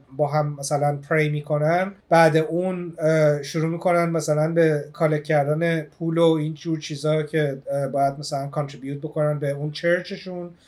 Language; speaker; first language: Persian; early bilingual, heritage; Persian